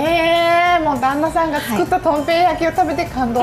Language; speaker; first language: Japanese; native; Japanese